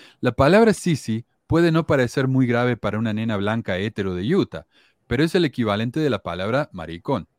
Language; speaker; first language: Spanish; native; Spanish